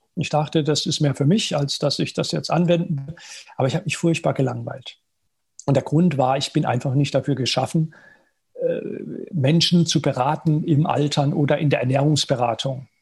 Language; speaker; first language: German; native; German